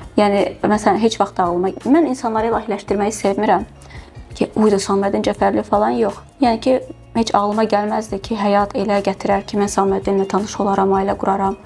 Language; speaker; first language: Azerbaijani; early bilingual, heritage; Azerbaijani